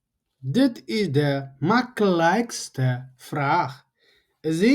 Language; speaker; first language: Dutch; non-native, learner; Tigrinya